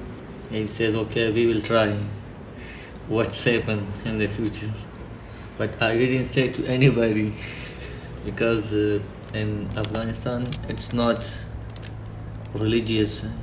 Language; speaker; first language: English; non-native, learner; Pashto